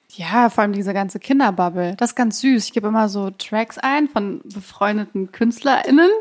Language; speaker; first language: German; early bilingual, other home language; Persian